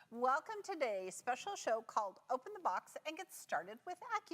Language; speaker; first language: English; native; English